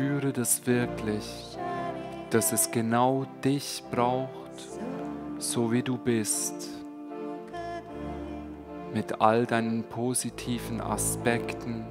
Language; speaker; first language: German; native; German